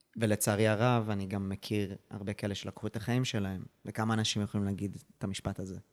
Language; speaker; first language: Hebrew; early bilingual, other home language; English